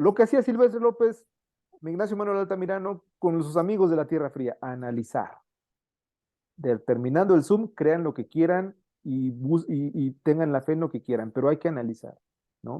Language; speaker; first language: Spanish; native; Spanish